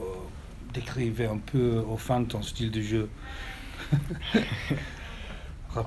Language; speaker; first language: French; non-native, learner; English